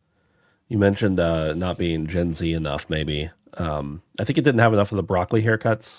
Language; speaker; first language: English; native; English